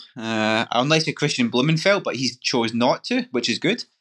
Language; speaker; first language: English; native; English